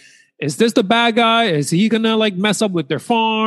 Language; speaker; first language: English; early bilingual, other home language; Chinese